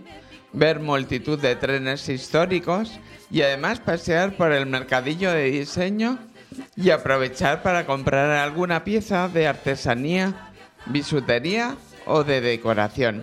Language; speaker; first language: Spanish; native; Spanish